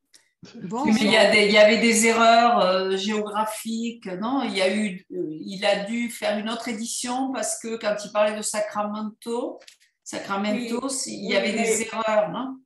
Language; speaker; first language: French; non-native, fluent; Spanish